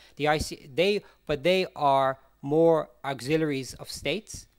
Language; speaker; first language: English; native; English